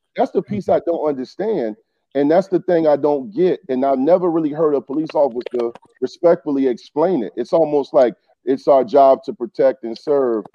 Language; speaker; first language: English; native; English